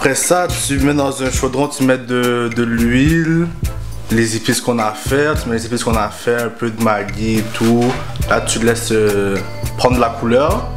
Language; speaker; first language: French; early bilingual, other home language; Haitian Creole